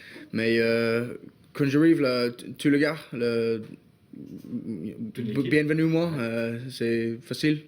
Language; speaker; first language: French; non-native, learner; English